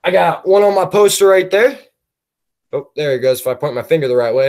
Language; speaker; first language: English; native; English